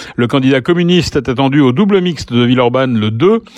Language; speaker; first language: French; native; French